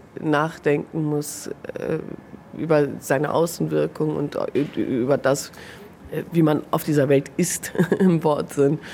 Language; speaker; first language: German; early bilingual, other home language; Persian